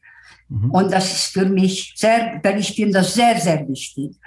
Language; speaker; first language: German; non-native, fluent; Hungarian